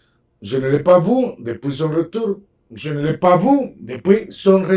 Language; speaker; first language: French; non-native, fluent; Spanish